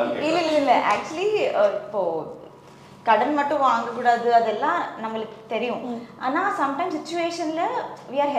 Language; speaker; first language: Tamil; non-native, learner; Telugu